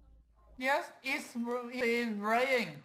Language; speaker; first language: English; non-native, learner; Vietnamese